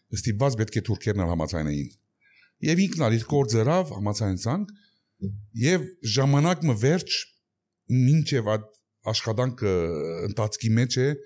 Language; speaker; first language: Armenian; early bilingual, heritage; Armenian